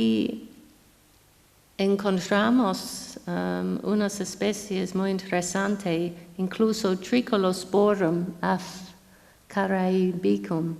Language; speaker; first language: Spanish; non-native, fluent; English